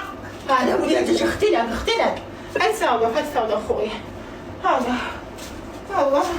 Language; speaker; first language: Arabic; native; Arabic